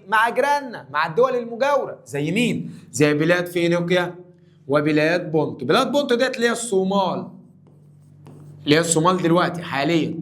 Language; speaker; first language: Arabic; native; Arabic